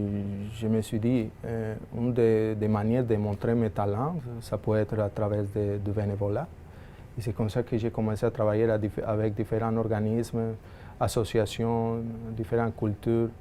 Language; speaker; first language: French; non-native, fluent; Spanish